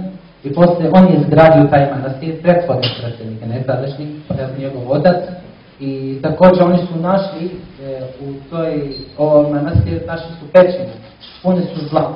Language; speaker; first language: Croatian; non-native, learner; Arabic